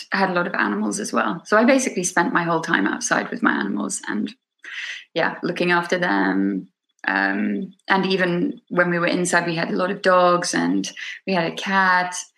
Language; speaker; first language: English; native; English